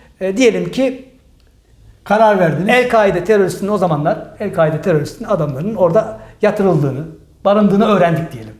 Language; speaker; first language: Turkish; early bilingual, heritage; Turkish